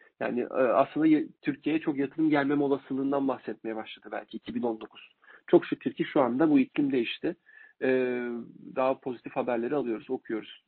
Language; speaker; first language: Turkish; native; Turkish